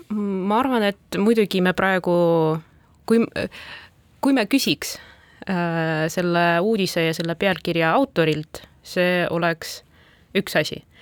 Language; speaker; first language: Estonian; non-native, local second language; Russian